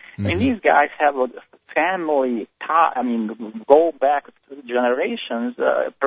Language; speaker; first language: English; native; English